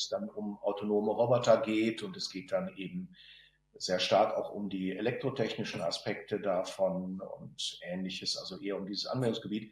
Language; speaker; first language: German; native; German